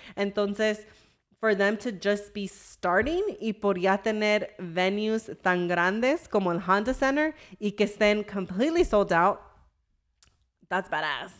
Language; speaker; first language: Spanish; early bilingual, heritage; English